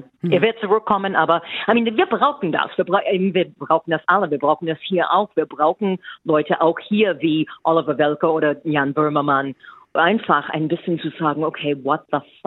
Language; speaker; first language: German; non-native, fluent; English